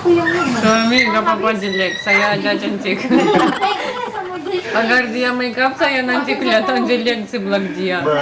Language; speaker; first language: Indonesian; non-native, learner; Russian